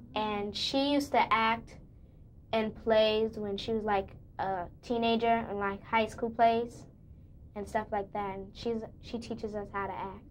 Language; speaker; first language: English; native; English